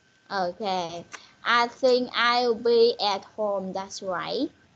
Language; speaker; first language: English; non-native, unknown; Vietnamese